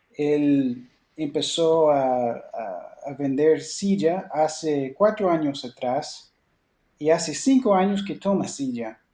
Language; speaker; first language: Spanish; non-native, fluent; English